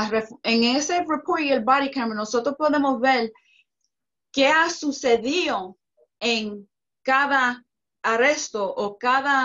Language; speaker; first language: Spanish; early bilingual, heritage; Spanish